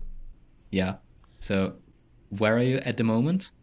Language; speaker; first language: English; non-native, fluent; Tajik